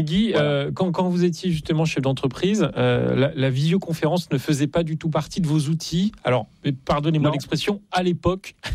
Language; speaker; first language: French; native; French